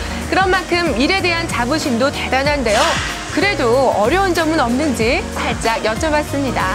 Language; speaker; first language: Korean; native; Korean